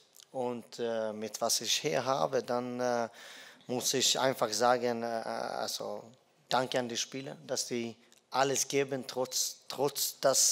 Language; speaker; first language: German; non-native, fluent; Dutch